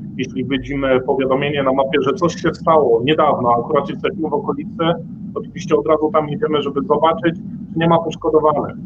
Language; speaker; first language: Polish; native; Polish